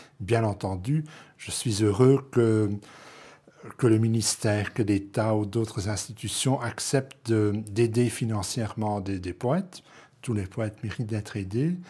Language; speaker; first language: French; non-native, local second language; Dutch